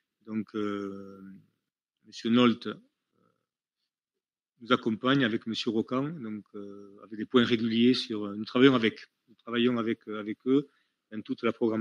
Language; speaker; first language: French; native; French